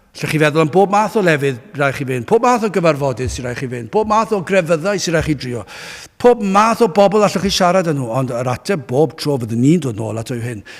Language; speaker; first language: Welsh; native; Welsh